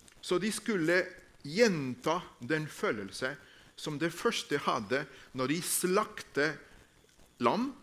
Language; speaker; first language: Norwegian; non-native, fluent; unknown